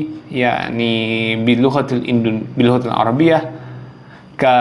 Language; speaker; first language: Arabic; non-native, fluent; Javanese